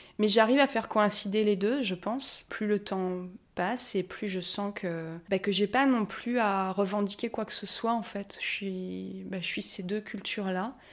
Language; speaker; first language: French; native; French